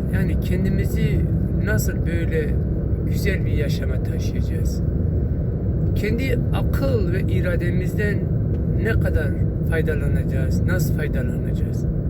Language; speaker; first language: Turkish; non-native, local second language; Kurdish